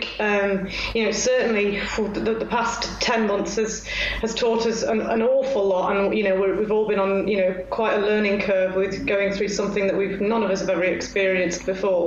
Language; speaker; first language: English; native; English